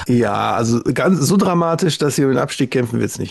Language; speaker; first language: German; native; German